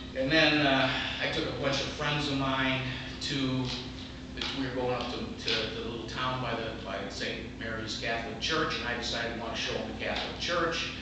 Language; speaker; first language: English; native; English